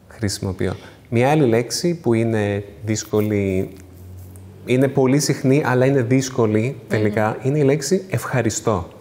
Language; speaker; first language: Greek; native; Greek